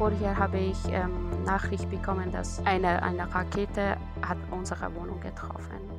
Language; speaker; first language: German; non-native, learner; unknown